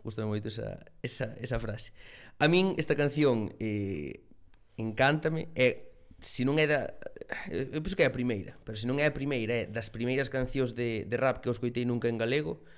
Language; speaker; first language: Galician; native; Galician